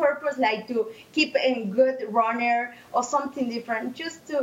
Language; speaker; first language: English; non-native, learner; Spanish